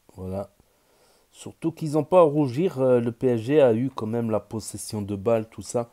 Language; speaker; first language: French; native; French